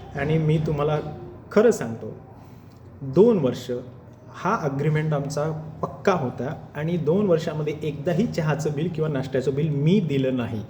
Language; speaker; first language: Marathi; native; Marathi